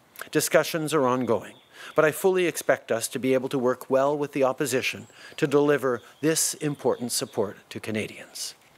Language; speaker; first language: English; early bilingual, other home language; French